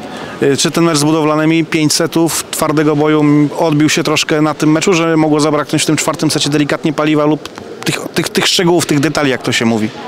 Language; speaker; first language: Polish; native; Polish